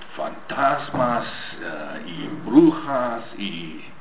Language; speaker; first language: Spanish; non-native, learner; English